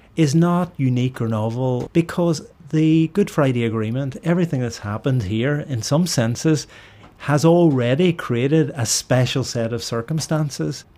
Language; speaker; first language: English; native; English